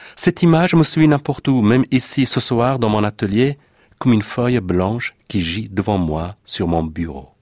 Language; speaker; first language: French; non-native, fluent; Persian